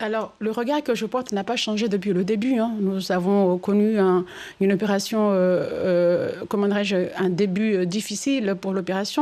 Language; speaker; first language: French; non-native, local second language; Comorian